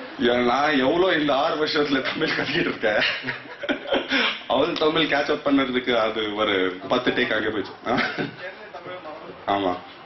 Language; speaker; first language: Tamil; non-native, local second language; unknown